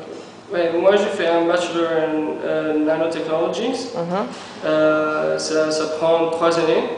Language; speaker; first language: French; non-native, fluent; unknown